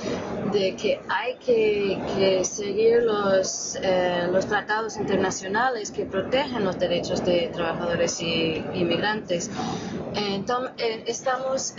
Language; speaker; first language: Spanish; non-native, fluent; English